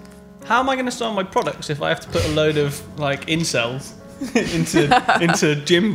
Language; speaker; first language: English; native; English